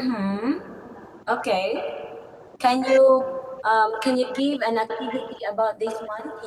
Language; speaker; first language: English; non-native, fluent; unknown